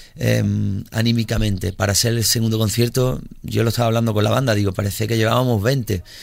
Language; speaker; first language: Spanish; native; Spanish